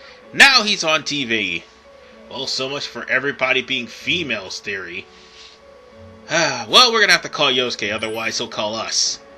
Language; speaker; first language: English; native; English